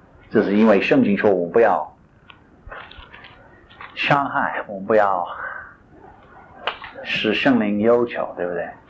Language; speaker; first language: Chinese; non-native, fluent; English